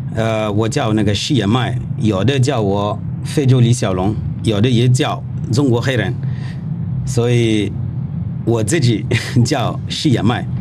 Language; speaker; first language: Chinese; non-native, learner; French